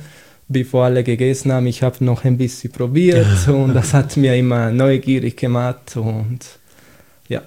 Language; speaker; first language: German; non-native, fluent; Italian